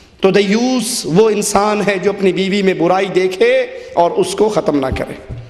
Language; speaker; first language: Urdu; non-native, local second language; Punjabi